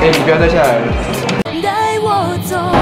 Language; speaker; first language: Chinese; native; Chinese